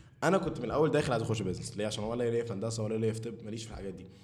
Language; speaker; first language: Arabic; early bilingual, heritage; Arabic